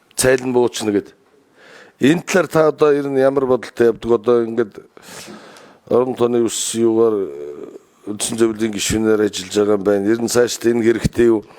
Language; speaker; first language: Mongolian; non-native, local second language; Kazakh